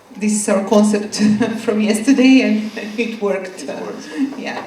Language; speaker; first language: English; non-native, fluent; Macedonian